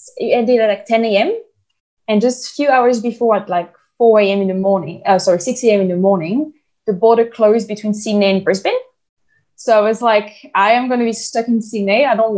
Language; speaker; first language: English; non-native, fluent; French